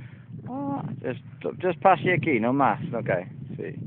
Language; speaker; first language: Spanish; non-native, learner; English